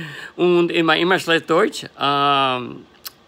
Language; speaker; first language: German; non-native, learner; English